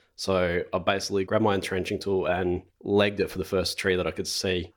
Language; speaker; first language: English; native; English